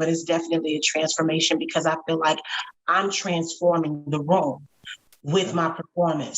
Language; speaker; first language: English; native; English